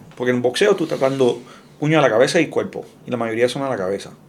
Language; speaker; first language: Spanish; early bilingual, heritage; Spanish